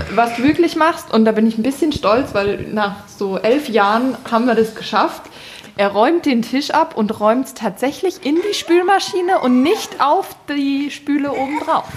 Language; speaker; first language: German; native; German